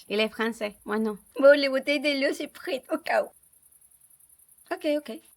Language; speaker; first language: French; non-native, learner; Spanish